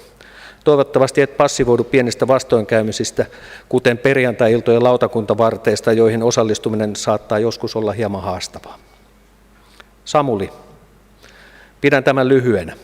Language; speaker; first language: Finnish; native; Finnish